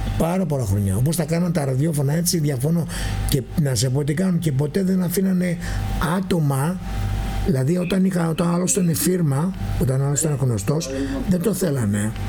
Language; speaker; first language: Greek; native; Greek